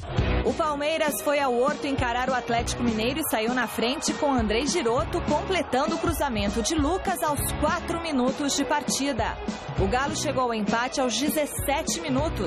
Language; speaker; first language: Portuguese; native; Portuguese